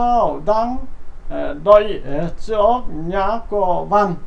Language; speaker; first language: Vietnamese; non-native, learner; Korean